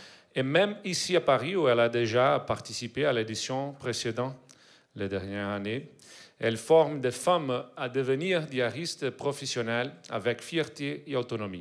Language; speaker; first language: French; non-native, learner; Portuguese